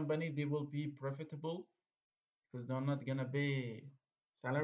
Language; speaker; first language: English; non-native, fluent; Arabic